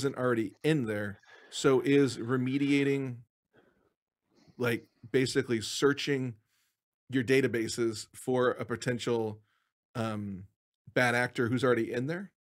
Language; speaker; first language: English; native; English